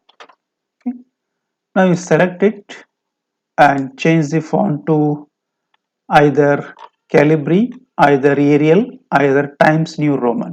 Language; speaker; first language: English; non-native, local second language; Kannada